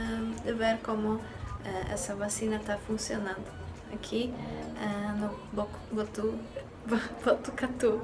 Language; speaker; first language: Portuguese; non-native, fluent; Polish